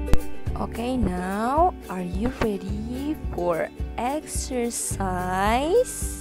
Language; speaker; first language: English; non-native, fluent; Indonesian